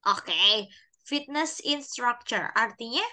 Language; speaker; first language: English; non-native, fluent; Indonesian